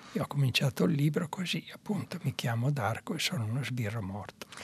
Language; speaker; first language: Italian; native; Italian